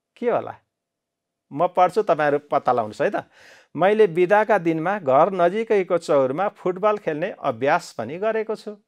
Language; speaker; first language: Nepali; native; Nepali